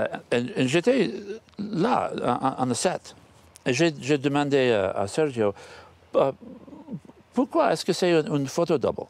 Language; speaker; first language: French; non-native, learner; English